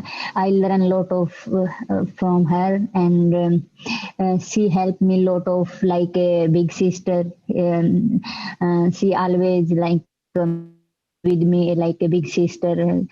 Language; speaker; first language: English; non-native, learner; Hindi